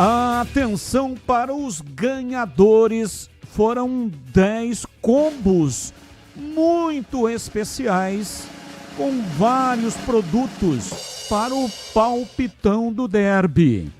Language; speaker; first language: Portuguese; native; Portuguese